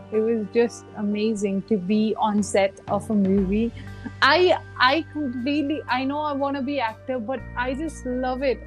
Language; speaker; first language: English; early bilingual, other home language; Punjabi